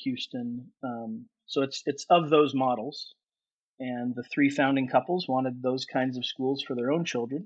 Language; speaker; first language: English; native; English